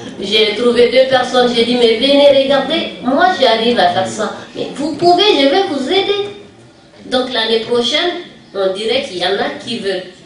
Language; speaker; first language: French; non-native, local second language; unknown